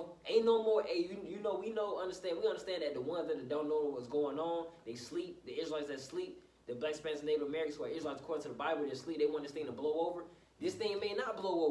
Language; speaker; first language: English; native; English